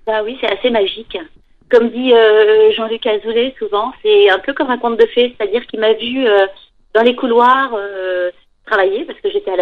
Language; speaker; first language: French; native; French